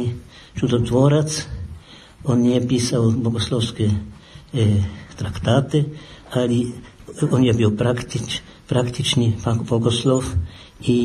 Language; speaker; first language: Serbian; non-native, fluent; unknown